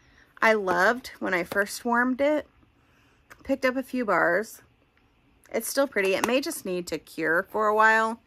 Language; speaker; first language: English; native; English